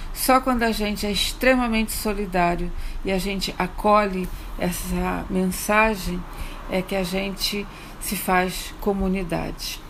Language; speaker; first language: Portuguese; native; Portuguese